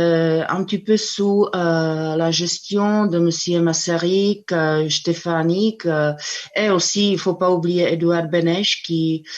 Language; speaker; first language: French; non-native, fluent; Czech